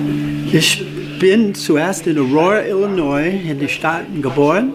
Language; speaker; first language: German; non-native, fluent; English